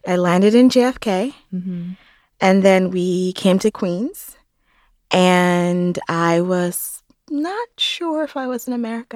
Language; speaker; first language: English; non-native, local second language; Yoruba